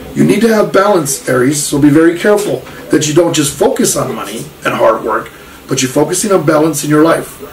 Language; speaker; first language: English; early bilingual, other home language; Spanish